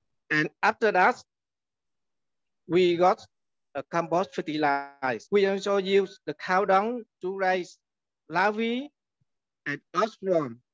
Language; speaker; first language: English; non-native, learner; Vietnamese